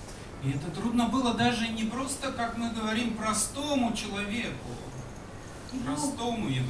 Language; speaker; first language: Polish; non-native, learner; Russian